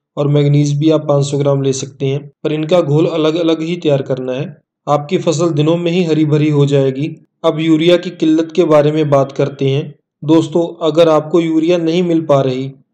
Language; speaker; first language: Hindi; non-native, local second language; Punjabi